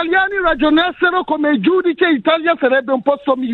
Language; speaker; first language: Italian; early bilingual, other home language; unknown